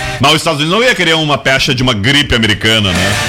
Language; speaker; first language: Portuguese; native; Portuguese